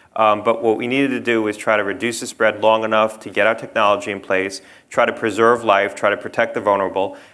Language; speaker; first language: English; native; English